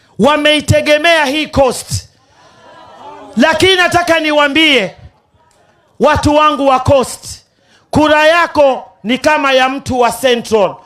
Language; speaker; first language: Swahili; non-native, local second language; Giryama